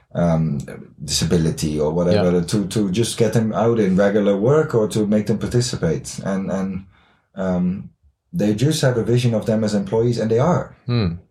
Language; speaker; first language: English; non-native, fluent; Dutch